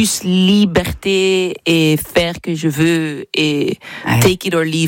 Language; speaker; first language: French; non-native, fluent; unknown